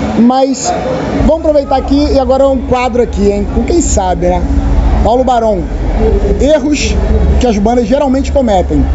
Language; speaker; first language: Portuguese; native; Portuguese